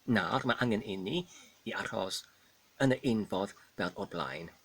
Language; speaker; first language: Welsh; non-native, learner; Polish